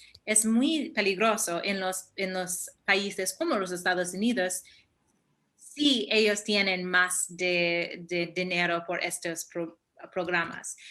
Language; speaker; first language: Spanish; early bilingual, heritage; Spanish